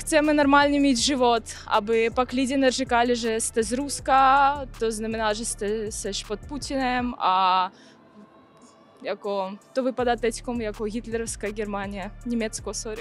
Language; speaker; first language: Czech; non-native, fluent; Russian